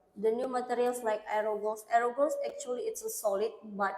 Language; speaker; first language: English; non-native, learner; Indonesian